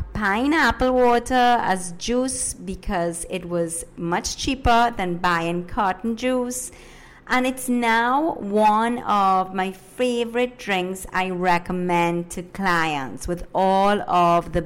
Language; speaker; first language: English; early bilingual, other home language; Spanish